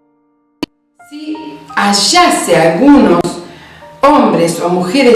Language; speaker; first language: Spanish; native; Spanish